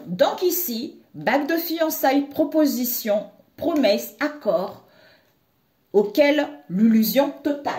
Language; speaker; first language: French; native; French